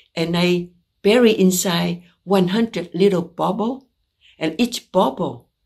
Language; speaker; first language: English; non-native, fluent; Vietnamese